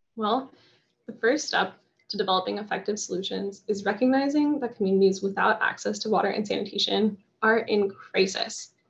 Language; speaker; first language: English; native; English